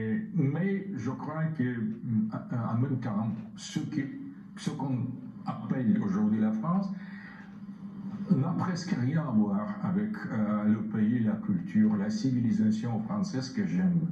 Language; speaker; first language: French; non-native, fluent; Russian